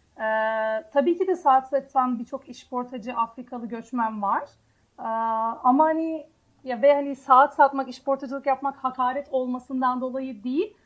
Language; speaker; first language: Turkish; native; Turkish